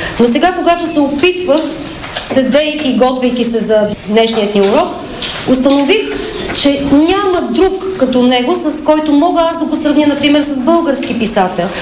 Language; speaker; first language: Bulgarian; native; Bulgarian